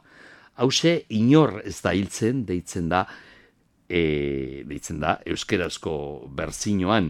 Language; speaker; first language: Basque; native; Basque